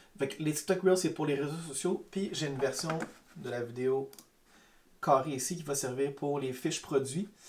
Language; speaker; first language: French; native; French